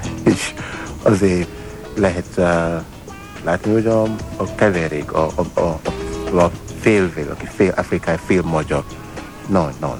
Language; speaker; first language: Hungarian; non-native, learner; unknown